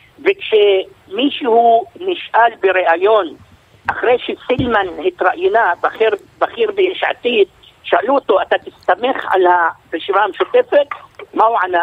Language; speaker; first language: Hebrew; non-native, local second language; Arabic